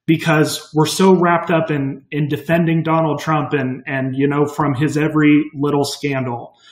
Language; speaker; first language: English; native; English